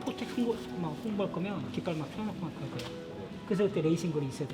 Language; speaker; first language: Korean; native; Korean